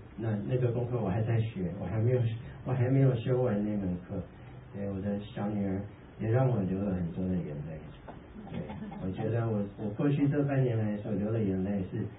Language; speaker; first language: Chinese; early bilingual, heritage; Chinese